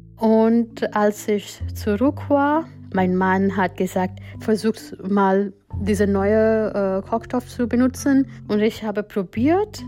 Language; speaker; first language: German; non-native, fluent; Gujarati